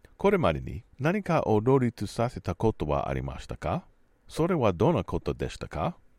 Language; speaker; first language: Japanese; non-native, learner; English